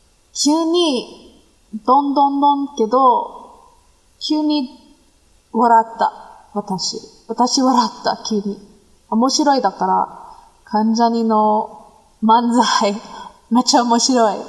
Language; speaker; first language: Japanese; non-native, learner; English